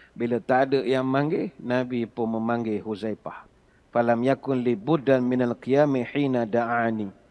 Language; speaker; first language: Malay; native; Malay